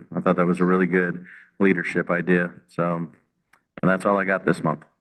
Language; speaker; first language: English; native; English